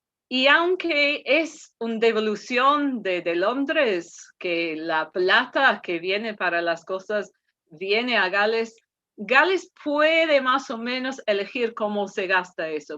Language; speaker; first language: Spanish; non-native, fluent; English